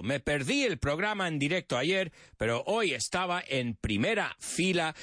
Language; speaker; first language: Spanish; non-native, fluent; English